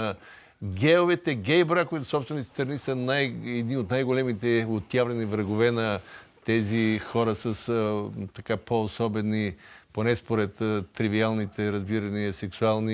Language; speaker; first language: Bulgarian; native; Bulgarian